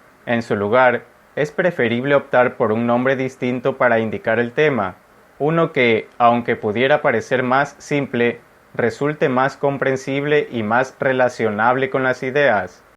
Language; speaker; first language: Spanish; native; Spanish